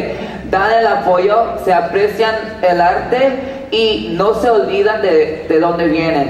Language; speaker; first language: Spanish; early bilingual, heritage; Spanish